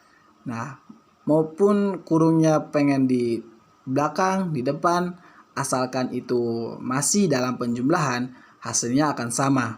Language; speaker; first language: Indonesian; native; Indonesian